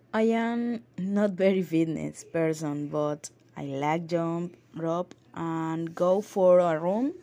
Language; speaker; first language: English; non-native, learner; Spanish